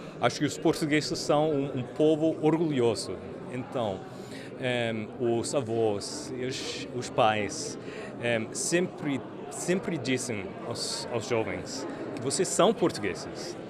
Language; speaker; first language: Portuguese; early bilingual, heritage; English